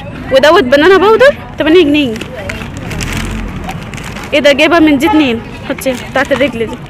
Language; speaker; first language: Arabic; native; Arabic